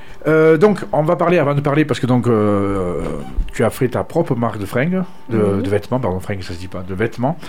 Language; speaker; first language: French; native; French